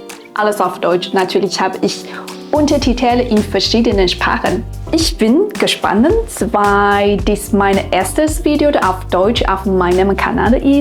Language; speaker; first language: German; non-native, fluent; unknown